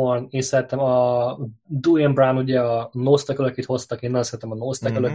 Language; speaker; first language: Hungarian; native; Hungarian